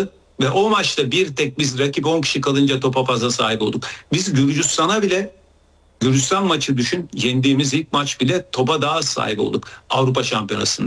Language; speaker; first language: Turkish; native; Turkish